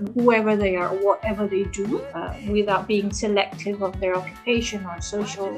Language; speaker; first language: English; early bilingual, other home language; Indonesian